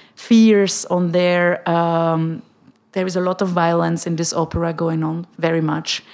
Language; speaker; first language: English; non-native, fluent; Czech